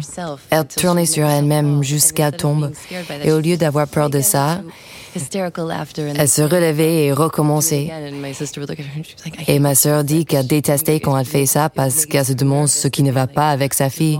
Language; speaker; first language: French; non-native, fluent; English